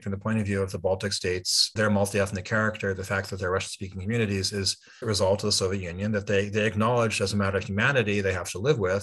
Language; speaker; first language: English; native; English